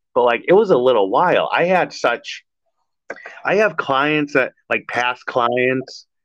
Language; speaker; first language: English; native; English